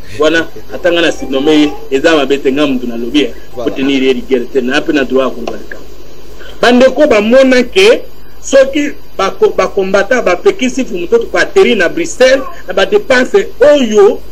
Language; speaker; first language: Lingala; native; Lingala